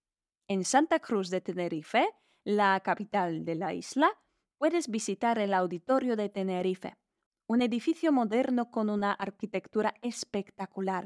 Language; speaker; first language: Spanish; non-native, fluent; Polish